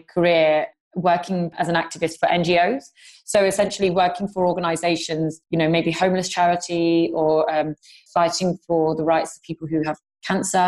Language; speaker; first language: English; non-native, local second language; Gujarati